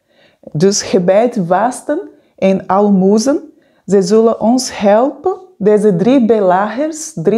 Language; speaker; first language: Dutch; non-native, fluent; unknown